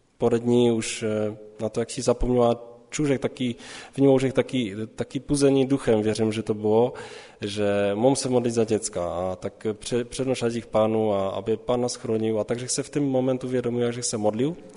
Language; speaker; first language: Czech; non-native, local second language; Polish